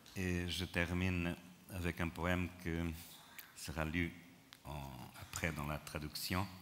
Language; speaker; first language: French; non-native, fluent; Portuguese